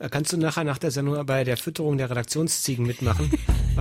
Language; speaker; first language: German; native; German